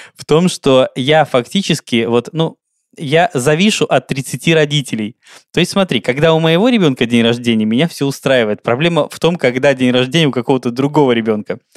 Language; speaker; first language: Russian; native; Russian